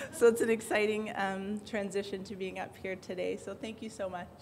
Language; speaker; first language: English; native; English